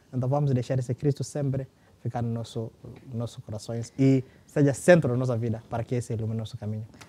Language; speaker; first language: Portuguese; non-native, fluent; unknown